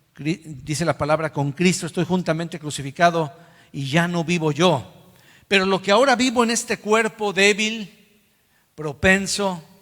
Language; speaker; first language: Spanish; native; Spanish